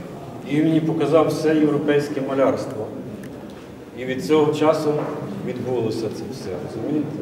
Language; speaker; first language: Ukrainian; native; Ukrainian